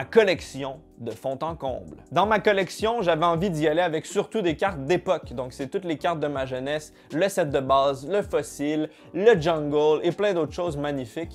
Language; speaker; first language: French; native; French